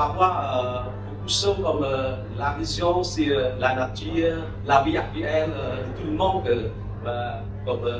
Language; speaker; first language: French; non-native, local second language; Khmer